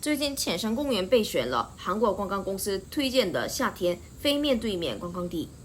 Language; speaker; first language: Chinese; non-native, learner; Korean